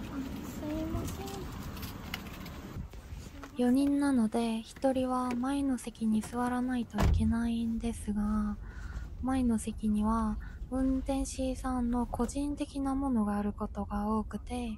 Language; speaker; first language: Japanese; non-native, fluent; Korean